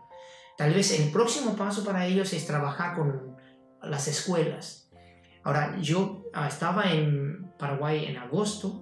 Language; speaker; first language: Spanish; non-native, fluent; Chinese